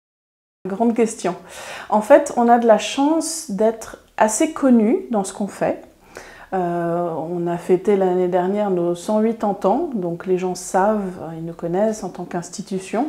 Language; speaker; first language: French; native; French